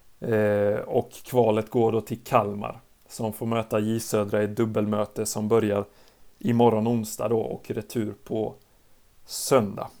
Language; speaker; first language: Swedish; native; Swedish